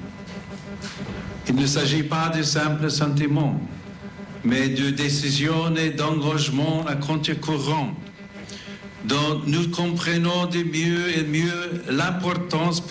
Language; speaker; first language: French; non-native, fluent; English